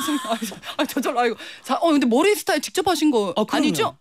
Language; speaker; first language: Korean; native; Korean